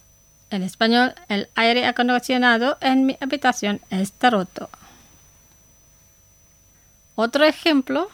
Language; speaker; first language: Spanish; non-native, fluent; Indonesian